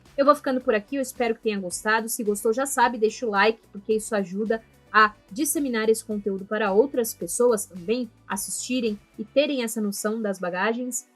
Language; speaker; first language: Portuguese; native; Portuguese